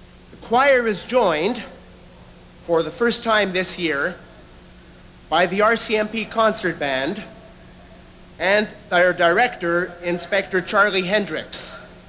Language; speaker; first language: English; native; English